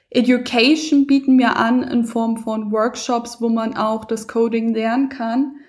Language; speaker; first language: German; early bilingual, other home language; Persian